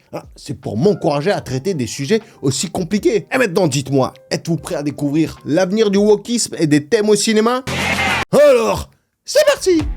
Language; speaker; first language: French; non-native, fluent; Russian